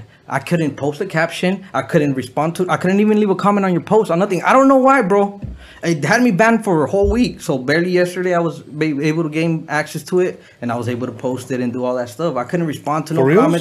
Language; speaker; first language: English; early bilingual, other home language; Spanish